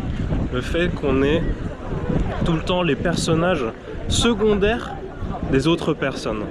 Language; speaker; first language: French; native; French